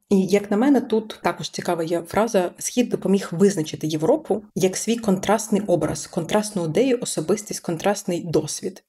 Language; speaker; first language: Ukrainian; early bilingual, other home language; Persian